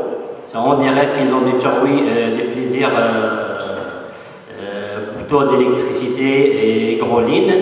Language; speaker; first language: French; non-native, fluent; Arabic